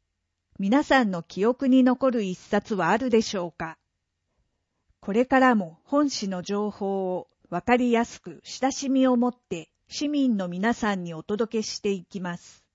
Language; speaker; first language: Japanese; native; Japanese